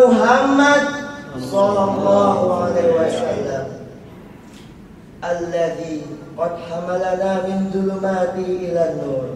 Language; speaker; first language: Arabic; non-native, learner; Indonesian